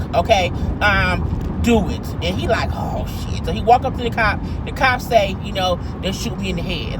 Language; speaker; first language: English; native; English